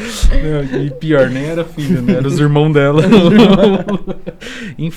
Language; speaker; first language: Portuguese; native; Portuguese